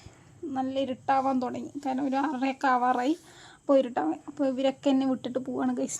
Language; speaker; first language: Malayalam; native; Malayalam